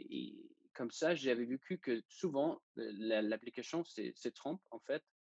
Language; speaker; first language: French; non-native, fluent; Danish